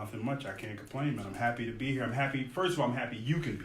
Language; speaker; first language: English; native; English